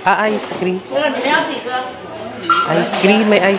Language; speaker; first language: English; non-native, local second language; Filipino